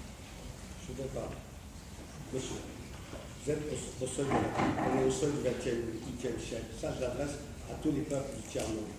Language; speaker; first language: French; native; French